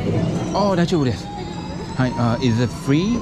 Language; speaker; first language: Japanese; non-native, learner; Thai